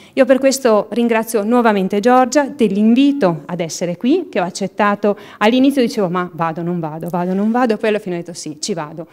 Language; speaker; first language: Italian; native; Italian